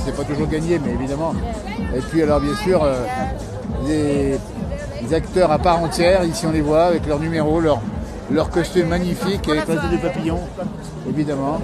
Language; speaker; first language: French; native; French